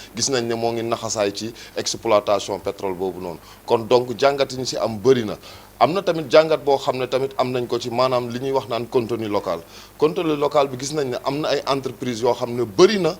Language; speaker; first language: Wolof; non-native, local second language; Serer